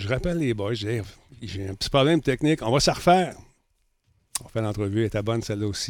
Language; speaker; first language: French; native; French